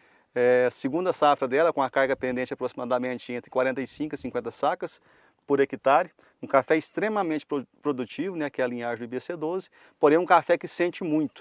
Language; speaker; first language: Portuguese; native; Portuguese